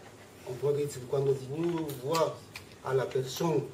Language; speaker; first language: French; non-native, learner; Spanish